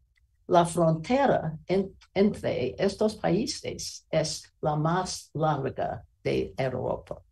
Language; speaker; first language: Spanish; non-native, learner; English